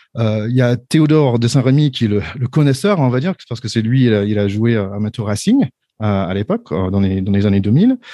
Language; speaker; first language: French; non-native, fluent; English